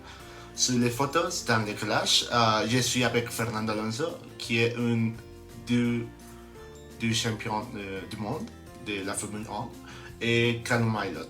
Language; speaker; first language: French; non-native, learner; Spanish